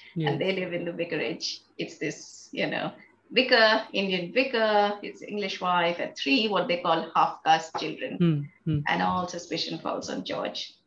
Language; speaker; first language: English; non-native, local second language; Bangla